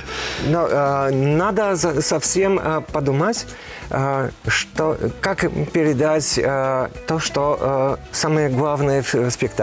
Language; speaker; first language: Russian; non-native, learner; Polish